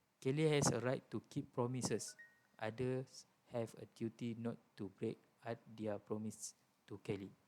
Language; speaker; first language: English; non-native, local second language; Malay